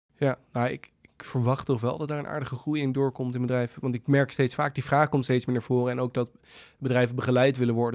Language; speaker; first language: Dutch; native; Dutch